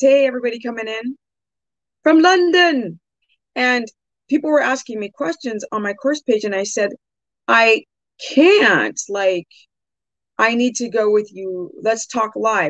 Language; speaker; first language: English; native; English